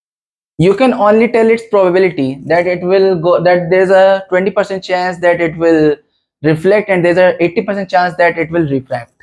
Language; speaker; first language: English; non-native, local second language; Hindi